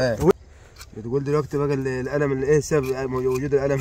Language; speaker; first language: Arabic; native; Arabic